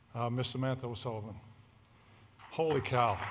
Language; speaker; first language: English; native; English